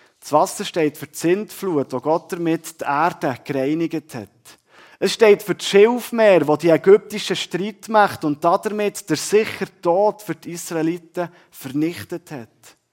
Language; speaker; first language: German; native; German